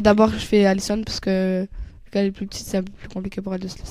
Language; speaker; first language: French; native; French